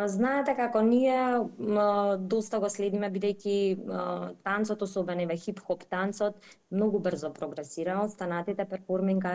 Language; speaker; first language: Macedonian; native; Macedonian